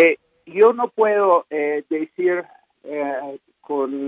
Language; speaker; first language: Spanish; non-native, fluent; English